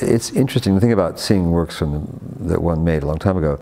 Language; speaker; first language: English; native; English